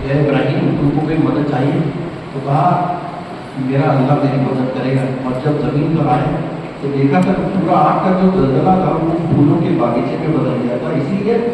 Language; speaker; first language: Urdu; native; Urdu